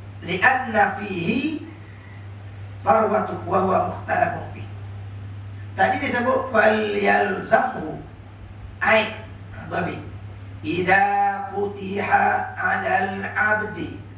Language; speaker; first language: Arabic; non-native, fluent; Malay